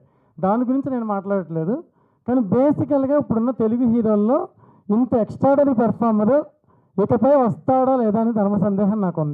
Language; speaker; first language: Telugu; native; Telugu